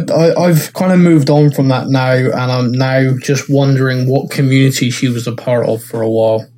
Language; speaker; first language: English; native; English